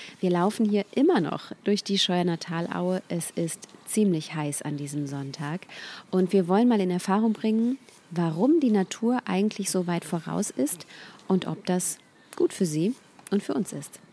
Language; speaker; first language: German; native; German